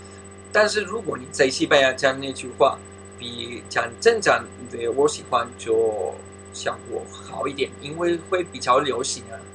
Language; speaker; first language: Chinese; non-native, fluent; Spanish